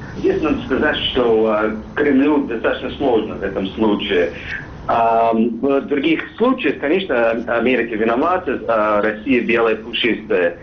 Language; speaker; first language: Russian; non-native, fluent; English